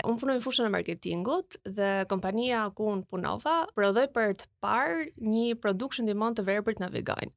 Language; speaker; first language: Albanian; native; Albanian